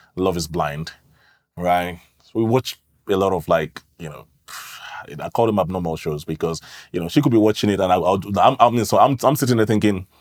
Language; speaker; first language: English; native; English